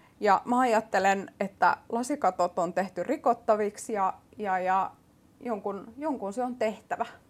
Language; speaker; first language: Finnish; early bilingual, other home language; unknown